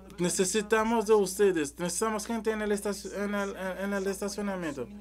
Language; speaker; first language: Spanish; non-native, learner; French